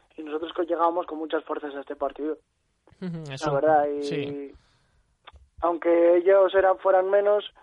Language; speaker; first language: Spanish; native; Spanish